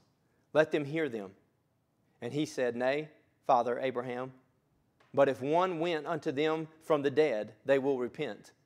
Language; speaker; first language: English; native; English